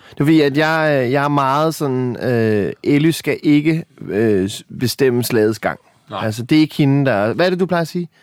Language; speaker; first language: Danish; native; Danish